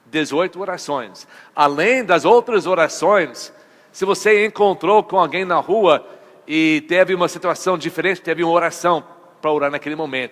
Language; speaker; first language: Portuguese; non-native, fluent; English